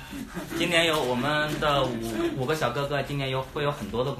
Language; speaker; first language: Chinese; native; Chinese